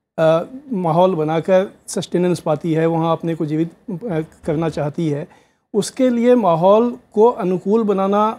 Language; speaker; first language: Hindi; native; Hindi